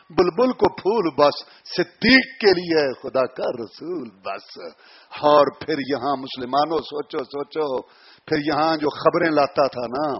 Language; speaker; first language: Urdu; non-native, local second language; Punjabi